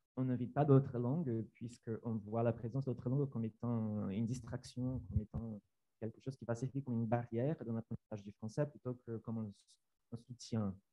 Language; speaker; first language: French; non-native, fluent; Portuguese